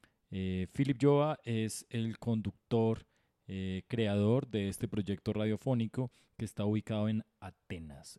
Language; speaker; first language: Spanish; native; Spanish